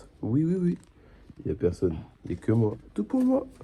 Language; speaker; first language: French; native; French